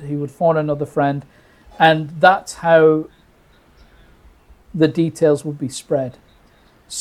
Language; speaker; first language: English; native; English